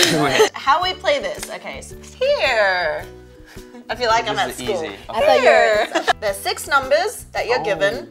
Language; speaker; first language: English; native; English